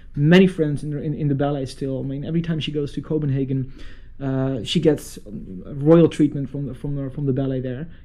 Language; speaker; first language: English; non-native, fluent; Dutch